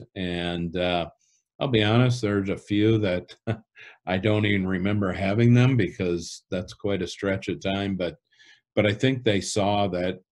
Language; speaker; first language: English; native; English